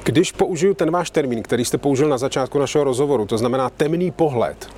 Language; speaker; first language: Czech; native; Czech